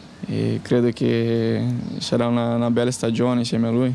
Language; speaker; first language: Italian; non-native, fluent; Portuguese